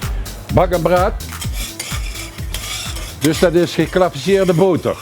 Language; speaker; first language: Dutch; native; Dutch